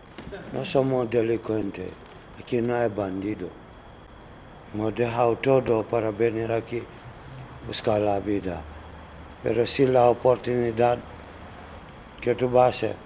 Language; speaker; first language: Spanish; non-native, fluent; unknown